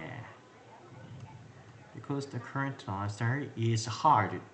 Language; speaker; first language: English; non-native, learner; Korean